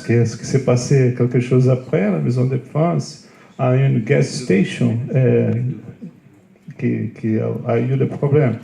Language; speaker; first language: French; non-native, fluent; Portuguese